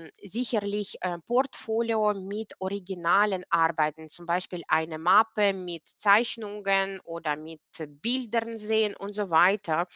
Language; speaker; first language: German; non-native, fluent; Ukrainian